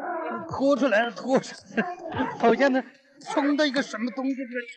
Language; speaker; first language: Chinese; native; Chinese